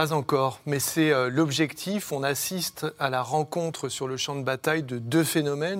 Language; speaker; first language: French; native; French